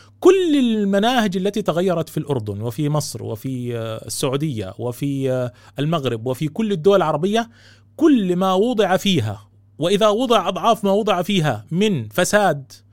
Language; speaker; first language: Arabic; native; Arabic